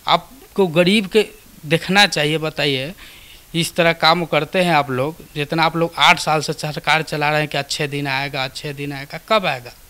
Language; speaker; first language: Hindi; native; Hindi